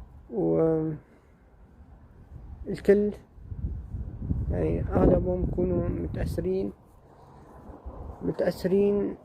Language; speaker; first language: Arabic; native; Arabic